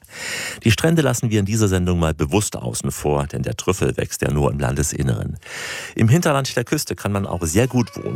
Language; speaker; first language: German; native; German